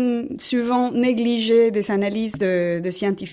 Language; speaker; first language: French; non-native, fluent; Spanish